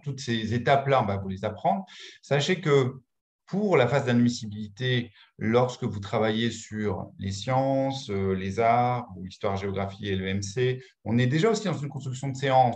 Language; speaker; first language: French; native; French